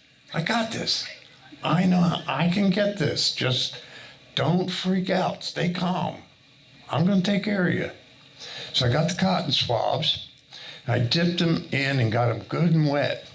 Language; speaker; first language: English; native; English